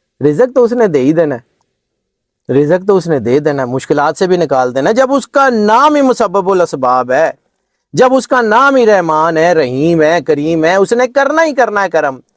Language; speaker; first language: Urdu; non-native, local second language; Punjabi